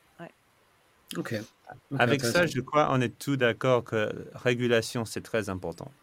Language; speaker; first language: French; non-native, fluent; English